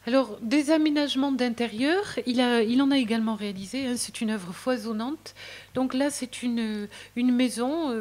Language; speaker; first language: French; native; French